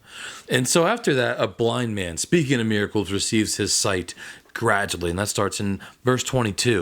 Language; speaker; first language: English; native; English